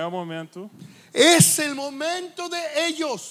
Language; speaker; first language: Spanish; non-native, fluent; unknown